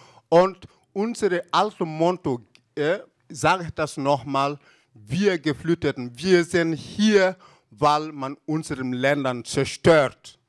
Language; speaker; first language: German; non-native, fluent; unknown